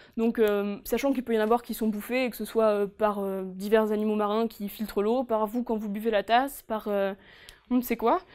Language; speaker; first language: French; native; French